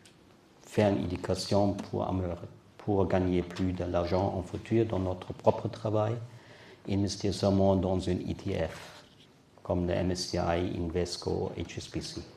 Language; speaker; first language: French; non-native, learner; German